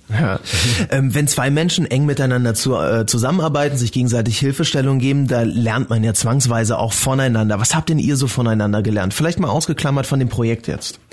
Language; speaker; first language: German; native; German